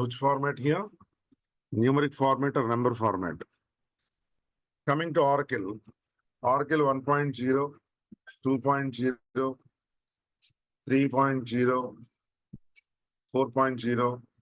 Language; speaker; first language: English; non-native, local second language; Telugu